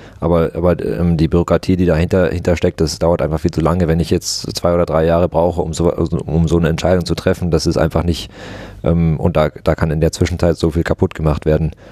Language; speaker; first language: German; native; German